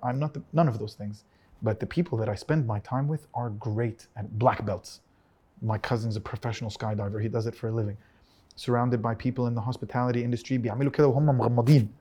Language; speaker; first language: English; early bilingual, other home language; Arabic